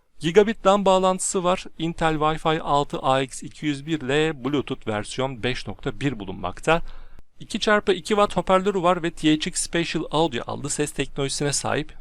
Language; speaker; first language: Turkish; native; Turkish